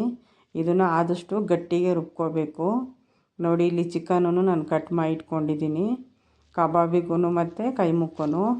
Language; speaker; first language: Kannada; native; Kannada